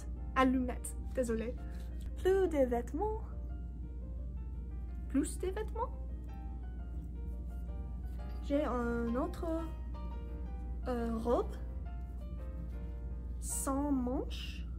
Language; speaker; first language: French; non-native, learner; English